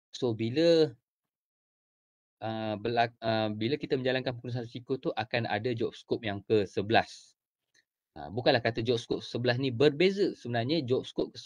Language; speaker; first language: Malay; native; Malay